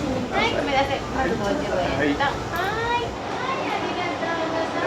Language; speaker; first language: Japanese; native; Japanese